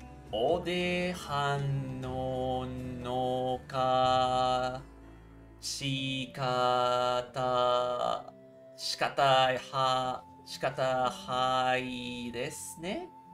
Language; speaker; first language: Japanese; non-native, learner; Spanish